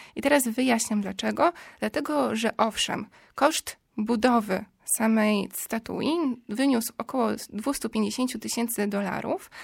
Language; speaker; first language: Polish; native; Polish